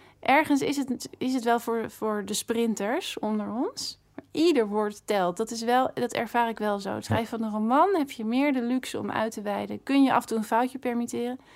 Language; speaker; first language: Dutch; native; Dutch